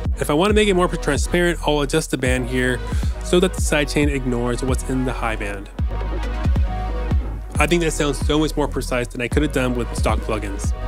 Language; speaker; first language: English; native; English